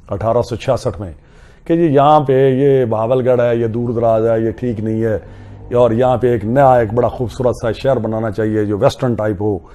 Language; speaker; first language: Urdu; non-native, local second language; Punjabi